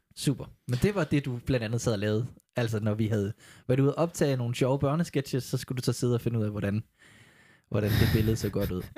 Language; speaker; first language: Danish; native; Danish